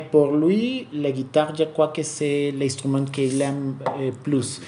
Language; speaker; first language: French; non-native, learner; Spanish